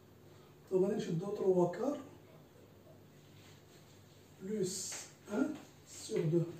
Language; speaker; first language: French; non-native, local second language; Arabic